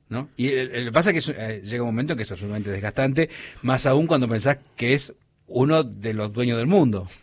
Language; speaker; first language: Spanish; native; Spanish